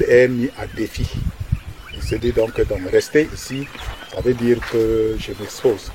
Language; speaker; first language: French; non-native, local second language; Basaa